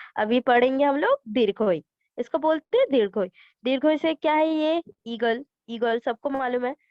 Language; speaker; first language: Hindi; non-native, local second language; Bangla